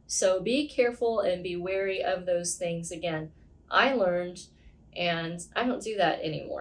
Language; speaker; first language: English; native; English